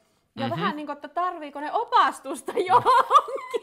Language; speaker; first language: Finnish; native; Finnish